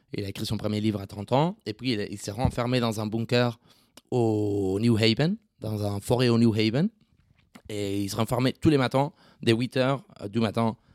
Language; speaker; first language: French; non-native, fluent; Spanish